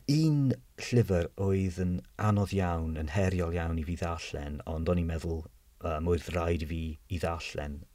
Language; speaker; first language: Welsh; non-native, fluent; English